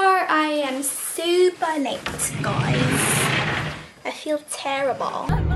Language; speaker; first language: English; non-native, fluent; Indonesian